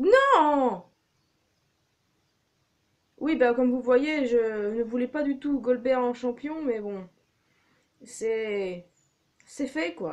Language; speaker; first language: French; native; French